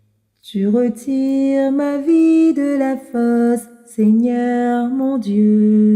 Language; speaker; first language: French; native; French